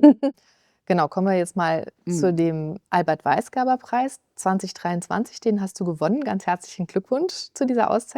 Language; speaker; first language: German; native; German